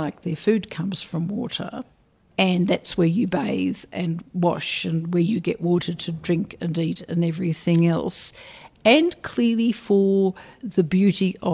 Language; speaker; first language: English; native; English